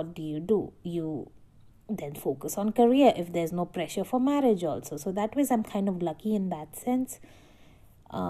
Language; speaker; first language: English; non-native, local second language; Hindi